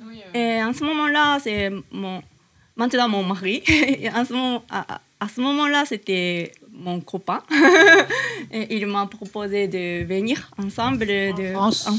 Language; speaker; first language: French; non-native, learner; Japanese